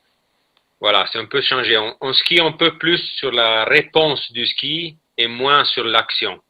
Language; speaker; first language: French; non-native, fluent; Italian